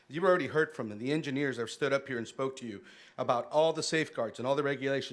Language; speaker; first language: English; early bilingual, other home language; Spanish